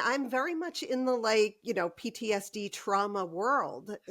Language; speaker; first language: English; native; English